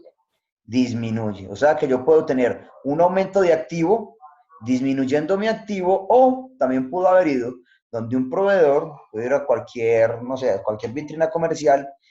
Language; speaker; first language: Spanish; native; Spanish